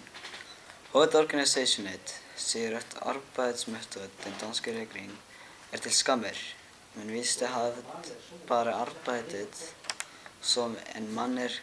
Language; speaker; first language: Danish; non-native, learner; Icelandic